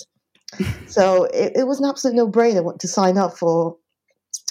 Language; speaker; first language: English; non-native, local second language; Cantonese